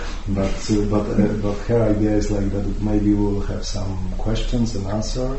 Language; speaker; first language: English; non-native, fluent; Polish